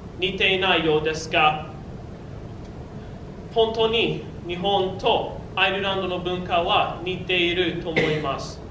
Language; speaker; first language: Japanese; non-native, learner; English